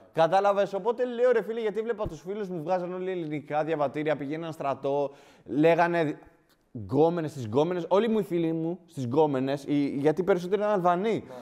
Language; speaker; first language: Greek; early bilingual, other home language; Albanian